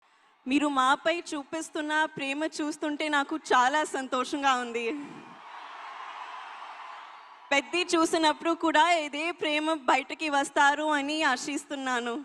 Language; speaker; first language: Telugu; non-native, learner; Hindi